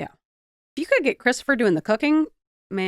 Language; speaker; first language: English; native; English